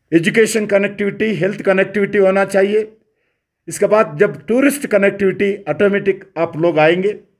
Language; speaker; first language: Hindi; non-native, local second language; Telugu